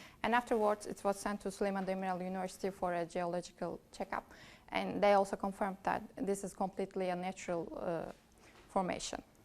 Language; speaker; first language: English; non-native, fluent; Turkish